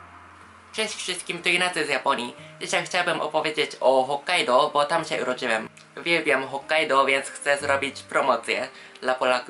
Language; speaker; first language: Polish; non-native, fluent; Japanese